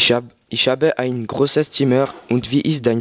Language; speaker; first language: German; non-native, learner; French